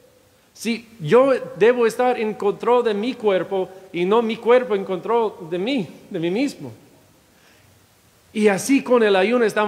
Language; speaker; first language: Spanish; non-native, fluent; English